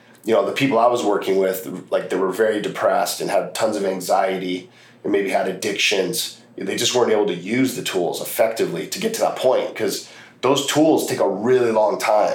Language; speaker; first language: English; native; English